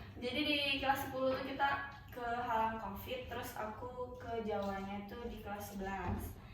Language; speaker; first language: Indonesian; native; Indonesian